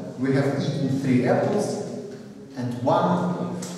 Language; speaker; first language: English; non-native, fluent; Russian